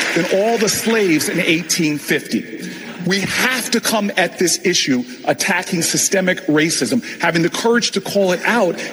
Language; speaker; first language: English; native; English